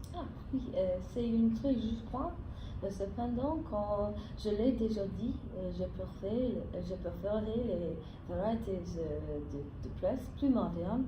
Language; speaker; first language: French; non-native, fluent; English